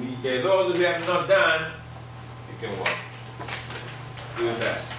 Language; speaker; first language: English; non-native, fluent; Japanese